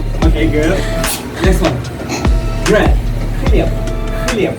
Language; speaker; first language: English; non-native, learner; Russian